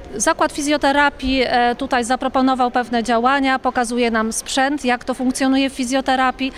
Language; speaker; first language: Polish; native; Polish